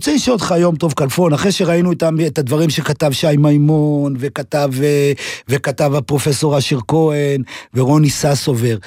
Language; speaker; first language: Hebrew; native; Hebrew